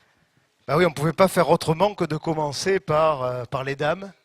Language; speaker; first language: French; native; French